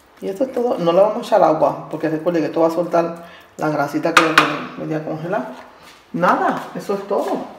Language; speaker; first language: Spanish; native; Spanish